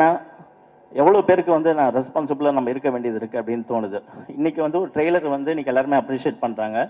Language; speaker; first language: Tamil; native; Tamil